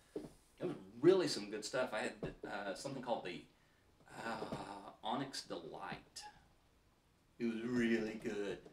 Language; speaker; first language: English; native; English